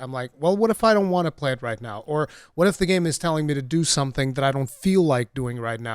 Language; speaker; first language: English; native; English